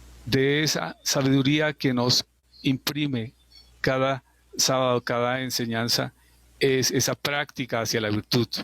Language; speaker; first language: Spanish; native; Spanish